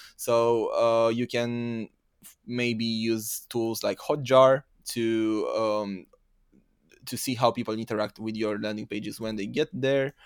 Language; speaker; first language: English; non-native, fluent; Romanian